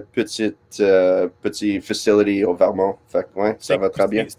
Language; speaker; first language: French; non-native, fluent; English